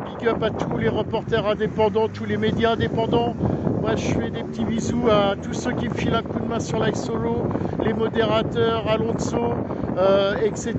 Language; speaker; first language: French; native; French